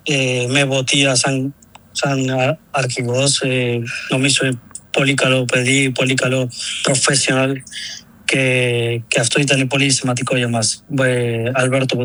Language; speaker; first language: Greek; non-native, learner; Spanish